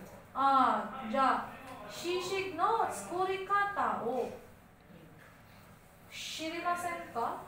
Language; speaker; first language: Japanese; non-native, learner; Filipino